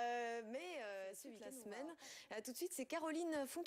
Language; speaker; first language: French; native; French